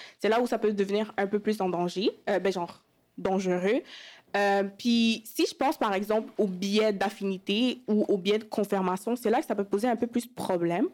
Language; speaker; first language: French; early bilingual, other home language; Wolof